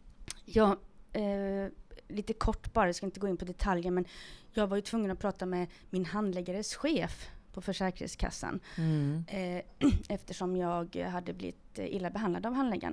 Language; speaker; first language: Swedish; native; Swedish